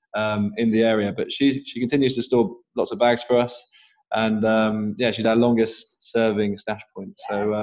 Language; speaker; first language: English; native; English